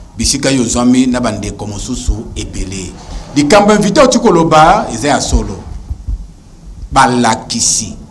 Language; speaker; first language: Lingala; native; Lingala